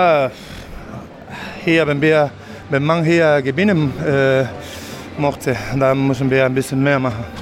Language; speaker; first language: German; non-native, fluent; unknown